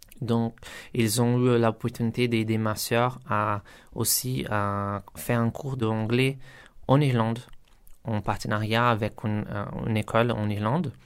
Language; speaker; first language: French; non-native, learner; Portuguese